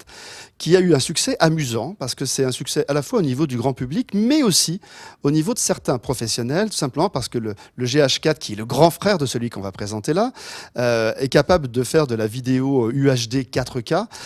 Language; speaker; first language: French; native; French